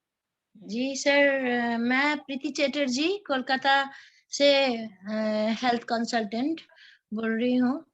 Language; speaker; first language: Hindi; non-native, local second language; Bangla